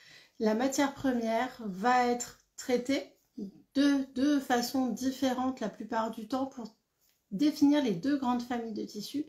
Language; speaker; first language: French; native; French